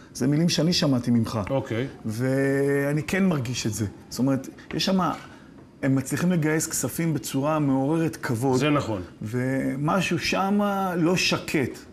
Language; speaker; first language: Hebrew; native; Hebrew